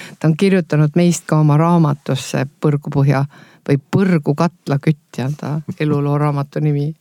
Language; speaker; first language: Estonian; native; Estonian